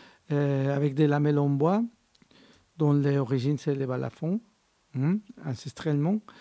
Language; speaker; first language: French; non-native, fluent; Spanish